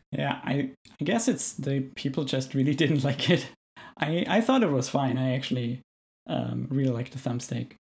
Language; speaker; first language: English; non-native, fluent; German